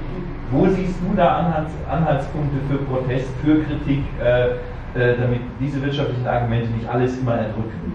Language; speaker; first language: German; native; German